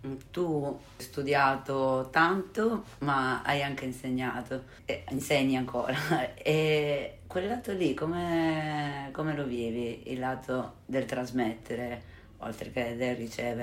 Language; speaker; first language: Italian; native; Italian